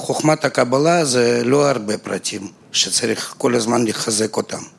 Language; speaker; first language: Hebrew; non-native, fluent; Russian